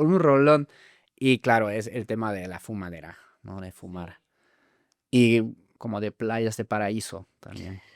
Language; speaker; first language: Spanish; non-native, fluent; German